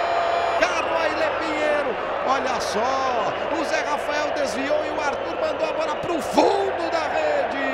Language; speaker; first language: Portuguese; native; Portuguese